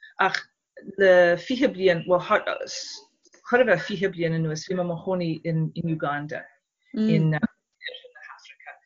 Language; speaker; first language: Irish; non-native, fluent; English